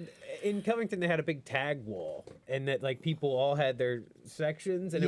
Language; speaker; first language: English; native; English